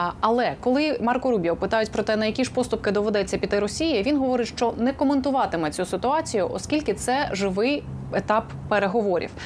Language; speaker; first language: Ukrainian; native; Ukrainian